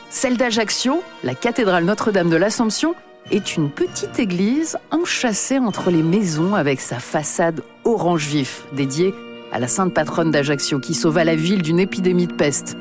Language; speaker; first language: French; native; French